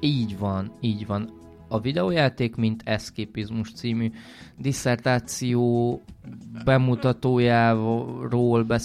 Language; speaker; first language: Hungarian; native; Hungarian